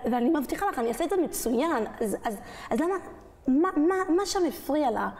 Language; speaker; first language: Hebrew; early bilingual, other home language; French